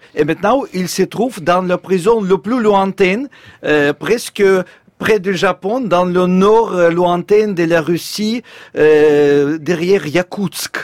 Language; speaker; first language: French; non-native, fluent; Russian